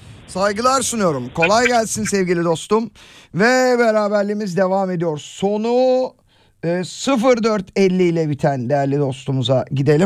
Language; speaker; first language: Turkish; native; Turkish